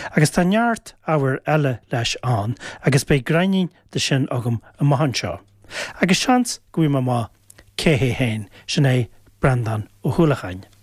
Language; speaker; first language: Irish; native; Irish